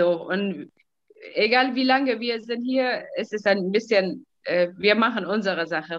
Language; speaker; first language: German; non-native, fluent; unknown